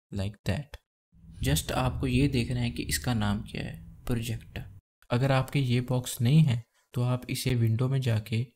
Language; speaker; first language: Hindi; native; Hindi